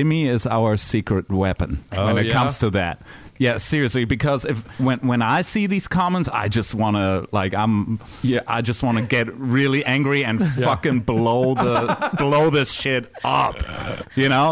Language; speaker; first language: English; non-native, fluent; German